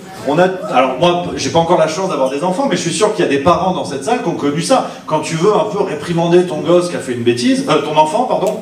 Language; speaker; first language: French; native; French